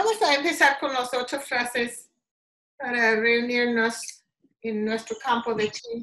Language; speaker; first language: Spanish; non-native, learner; English